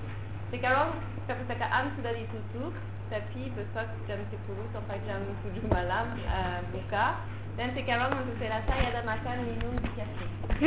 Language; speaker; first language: Indonesian; non-native, fluent; French